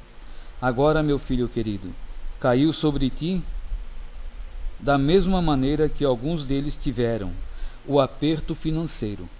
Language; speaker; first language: Portuguese; native; Portuguese